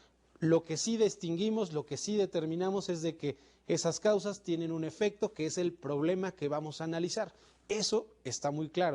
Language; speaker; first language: Spanish; native; Spanish